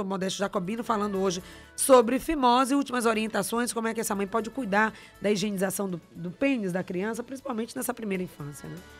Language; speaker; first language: Portuguese; native; Portuguese